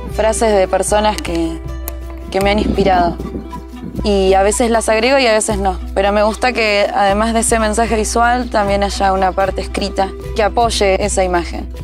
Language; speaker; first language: Spanish; native; Spanish